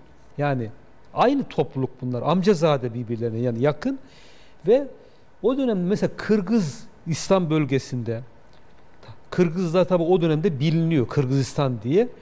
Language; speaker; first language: Turkish; native; Turkish